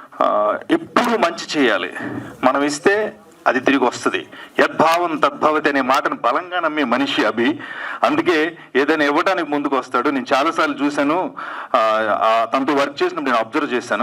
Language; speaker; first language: Telugu; native; Telugu